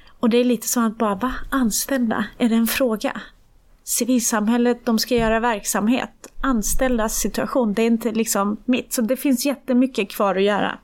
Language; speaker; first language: Swedish; early bilingual, other home language; Persian